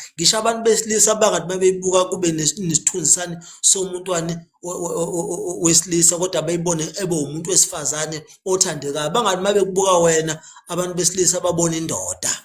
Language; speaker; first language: Zulu; native; Zulu